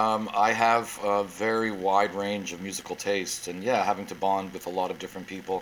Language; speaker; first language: English; native; English